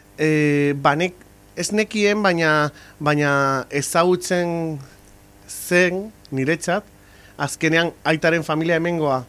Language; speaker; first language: Basque; non-native, local second language; Spanish